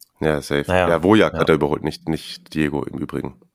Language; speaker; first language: German; native; German